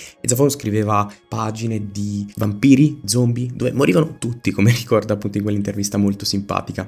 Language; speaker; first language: Italian; native; Italian